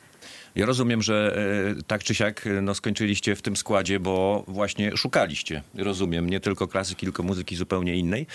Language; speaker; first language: Polish; native; Polish